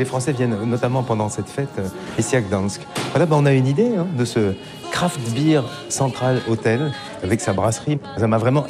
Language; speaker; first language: French; native; French